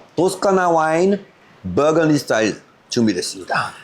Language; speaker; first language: Korean; non-native, fluent; French